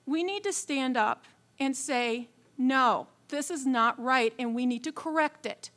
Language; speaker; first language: English; native; English